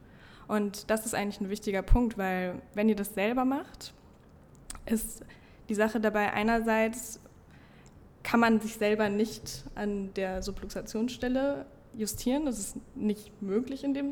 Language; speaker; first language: German; native; German